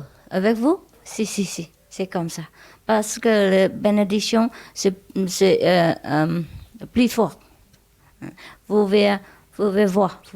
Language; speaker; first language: French; non-native, learner; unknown